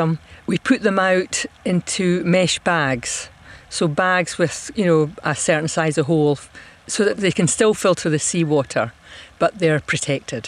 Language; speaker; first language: English; native; English